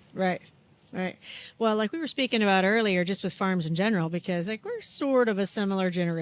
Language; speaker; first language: English; native; English